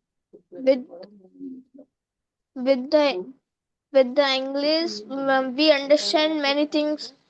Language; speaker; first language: English; non-native, learner; Hindi